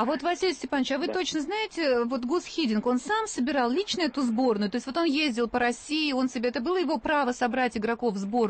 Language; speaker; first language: Russian; native; Russian